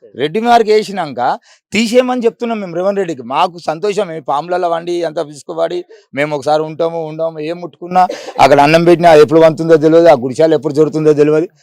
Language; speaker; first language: Telugu; native; Telugu